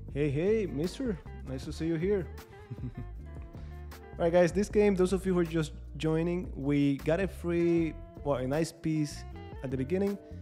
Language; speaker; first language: English; non-native, fluent; Spanish